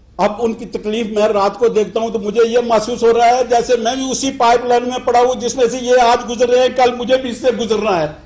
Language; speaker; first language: Urdu; non-native, local second language; Pahari-Potwari